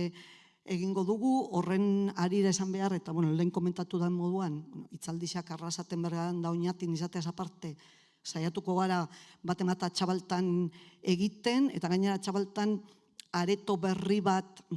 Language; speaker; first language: Basque; native; Basque